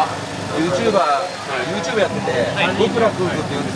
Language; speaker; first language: Japanese; native; Japanese